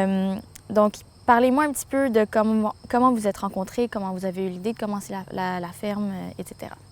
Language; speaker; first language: French; native; French